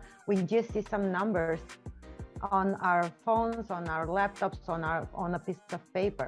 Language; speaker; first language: English; non-native, fluent; Romanian